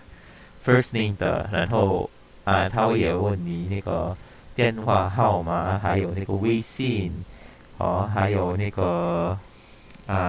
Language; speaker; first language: Chinese; non-native, local second language; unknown